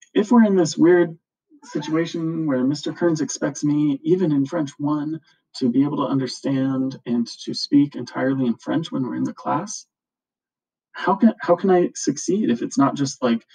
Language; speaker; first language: English; native; English